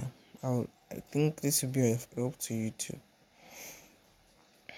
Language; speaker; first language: English; non-native, local second language; Yoruba